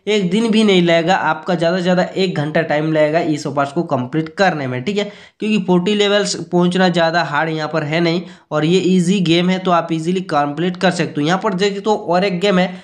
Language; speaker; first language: Hindi; native; Hindi